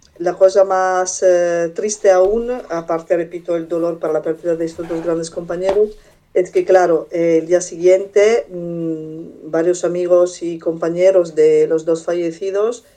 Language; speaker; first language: Spanish; non-native, fluent; Italian